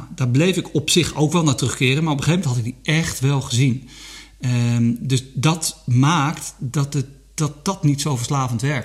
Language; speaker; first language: Dutch; native; Dutch